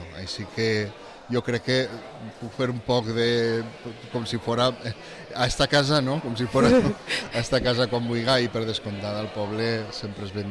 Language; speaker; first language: Catalan; native; Catalan